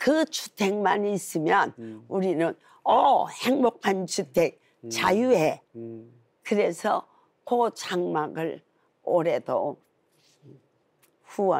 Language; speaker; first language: Korean; native; Korean